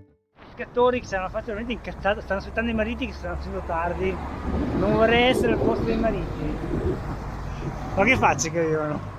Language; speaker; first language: Italian; native; Italian